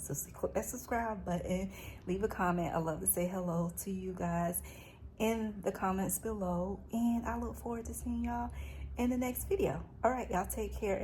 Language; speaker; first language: English; native; English